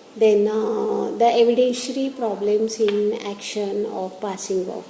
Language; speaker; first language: English; non-native, local second language; Gujarati